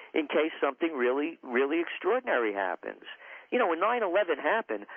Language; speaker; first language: English; native; English